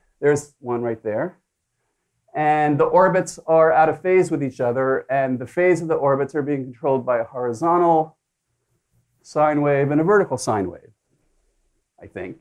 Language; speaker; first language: English; native; English